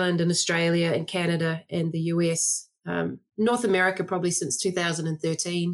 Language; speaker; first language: English; native; English